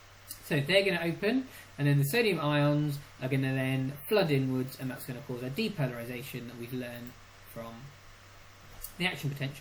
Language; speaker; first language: English; native; English